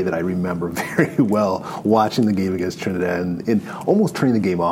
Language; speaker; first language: English; native; English